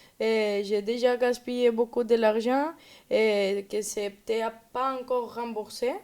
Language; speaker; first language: French; non-native, learner; Spanish